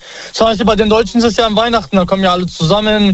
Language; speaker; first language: German; early bilingual, other home language; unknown